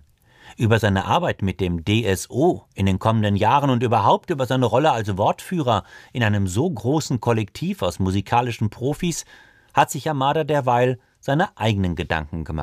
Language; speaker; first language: German; native; German